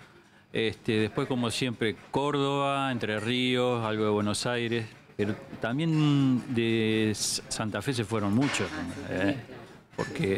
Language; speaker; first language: Spanish; native; Spanish